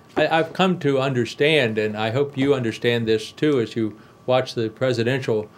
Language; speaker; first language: English; native; English